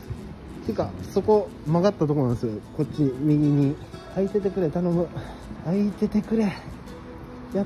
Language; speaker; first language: Japanese; native; Japanese